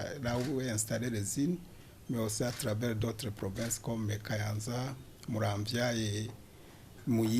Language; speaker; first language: French; non-native, local second language; Rundi